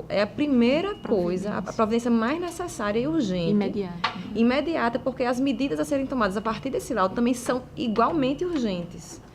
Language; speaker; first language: Portuguese; native; Portuguese